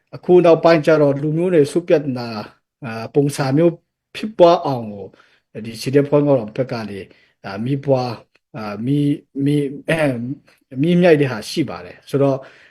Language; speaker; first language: Burmese; non-native, local second language; Hakha Chin